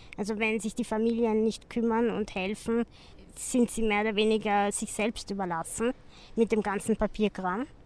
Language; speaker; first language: German; native; German